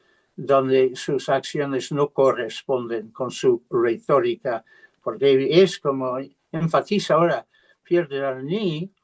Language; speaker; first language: Spanish; non-native, fluent; English